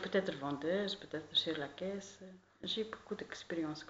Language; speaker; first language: French; non-native, learner; Arabic